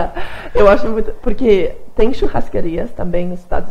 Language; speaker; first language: Portuguese; non-native, fluent; English